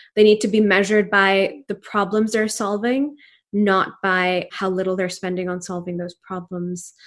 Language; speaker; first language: English; non-native, local second language; Urdu